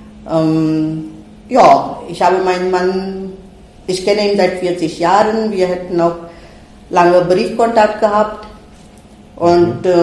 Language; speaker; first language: German; non-native, fluent; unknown